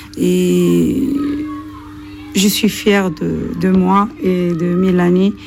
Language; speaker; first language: French; non-native, learner; Arabic